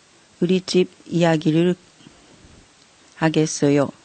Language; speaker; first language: Korean; non-native, learner; Japanese